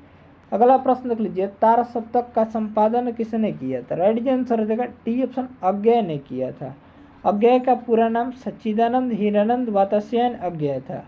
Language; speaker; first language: Hindi; native; Hindi